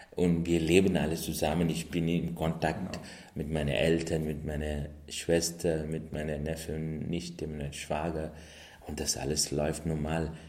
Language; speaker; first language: German; non-native, fluent; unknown